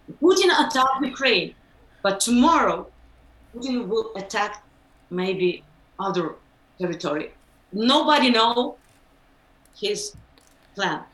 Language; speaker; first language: English; non-native, learner; Ukrainian